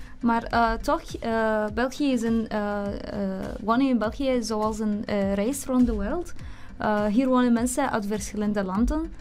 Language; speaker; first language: Dutch; non-native, learner; Arabic